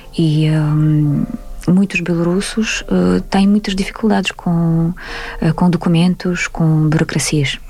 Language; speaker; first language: Portuguese; non-native, fluent; Russian